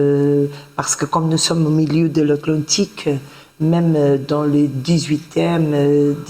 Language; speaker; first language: French; non-native, fluent; Portuguese